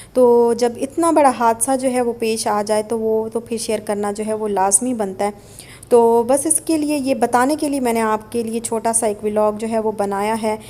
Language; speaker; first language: Urdu; native; Urdu